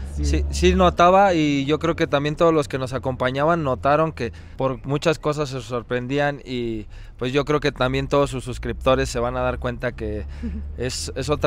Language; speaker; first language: Spanish; native; Spanish